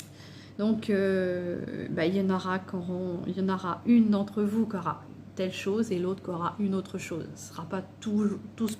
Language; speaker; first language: French; native; French